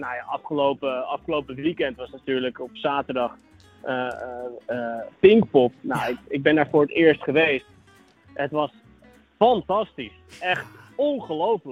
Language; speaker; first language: Dutch; native; Dutch